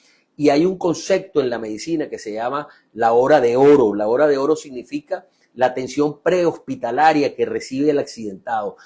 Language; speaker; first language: Spanish; native; Spanish